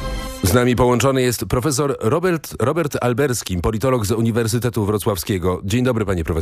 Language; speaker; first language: Polish; native; Polish